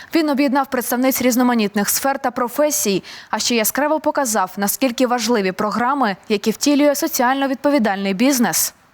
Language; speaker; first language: Ukrainian; native; Ukrainian